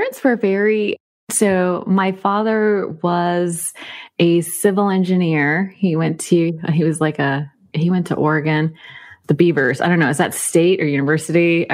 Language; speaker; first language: English; native; English